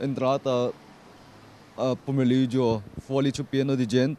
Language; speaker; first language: Italian; non-native, learner; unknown